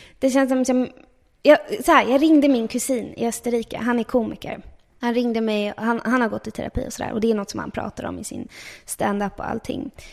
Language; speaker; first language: Swedish; early bilingual, other home language; Persian